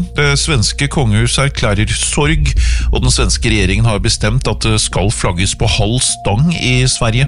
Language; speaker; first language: Norwegian; native; Norwegian